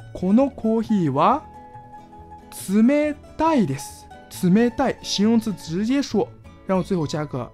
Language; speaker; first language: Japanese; non-native, fluent; Chinese